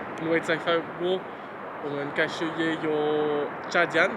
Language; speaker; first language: Chinese; non-native, learner; French